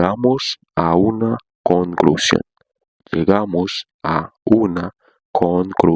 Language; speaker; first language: Spanish; non-native, learner; Haitian Creole